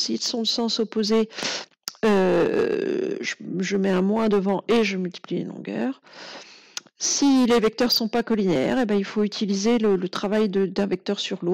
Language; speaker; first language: French; native; French